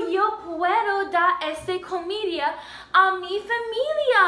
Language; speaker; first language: Spanish; non-native, learner; English